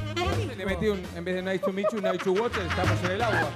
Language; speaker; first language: Spanish; native; Spanish